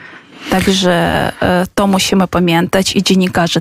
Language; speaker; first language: Polish; non-native, fluent; Ukrainian